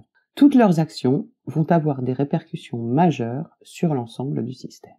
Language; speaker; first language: French; native; French